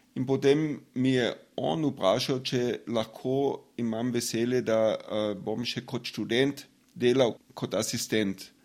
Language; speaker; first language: Slovenian; non-native, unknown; German